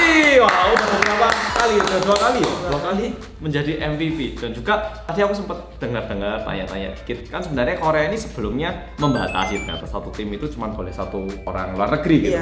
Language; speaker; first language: Indonesian; native; Indonesian